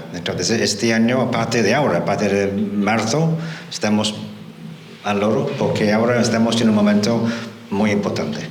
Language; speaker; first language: Spanish; non-native, fluent; English